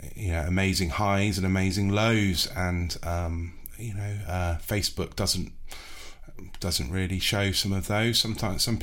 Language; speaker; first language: English; native; English